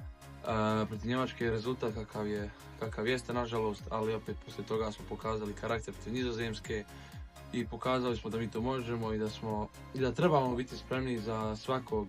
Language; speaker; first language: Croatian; early bilingual, heritage; Bosnian